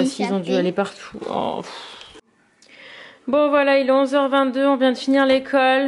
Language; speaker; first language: French; native; French